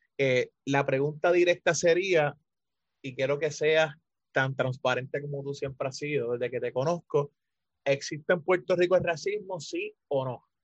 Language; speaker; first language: Spanish; native; Spanish